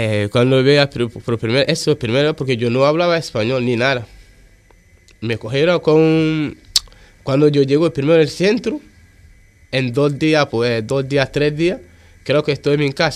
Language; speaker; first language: Spanish; non-native, learner; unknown